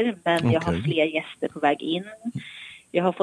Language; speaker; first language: Swedish; native; Swedish